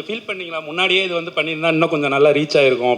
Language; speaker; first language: Tamil; native; Tamil